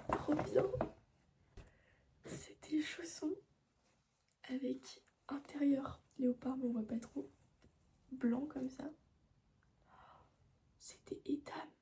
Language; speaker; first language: French; native; French